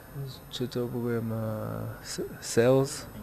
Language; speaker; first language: Persian; early bilingual, heritage; Persian